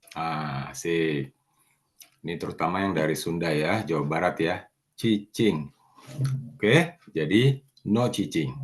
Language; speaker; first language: Indonesian; native; Indonesian